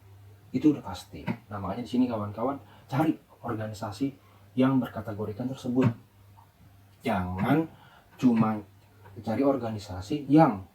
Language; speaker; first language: Indonesian; native; Indonesian